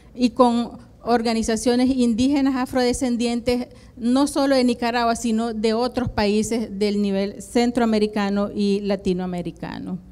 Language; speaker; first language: Spanish; native; Spanish